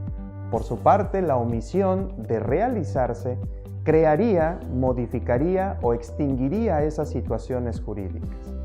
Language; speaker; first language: Spanish; native; Spanish